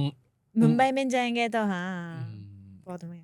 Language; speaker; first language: Hindi; non-native, fluent; Japanese